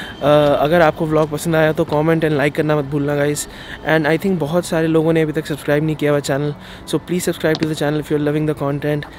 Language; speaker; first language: Hindi; native; Hindi